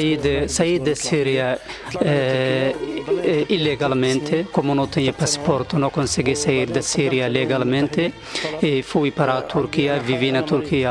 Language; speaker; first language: Portuguese; non-native, learner; Arabic